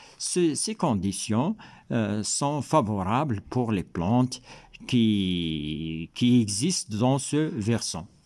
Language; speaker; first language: French; non-native, local second language; Arabic